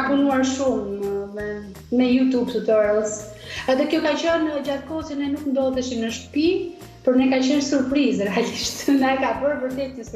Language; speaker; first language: Albanian; native; Albanian